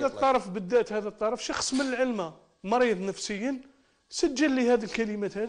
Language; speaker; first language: Arabic; native; Arabic